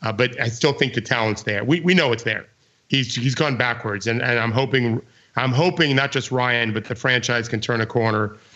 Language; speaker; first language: English; native; English